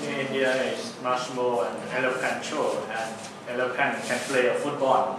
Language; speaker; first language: English; non-native, learner; Thai